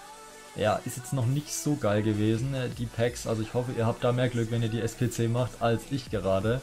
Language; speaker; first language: German; native; German